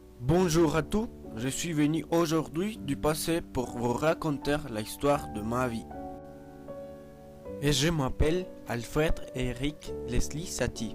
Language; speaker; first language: French; non-native, learner; Spanish